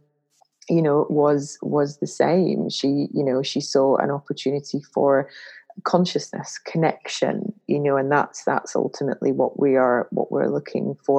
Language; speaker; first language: English; native; English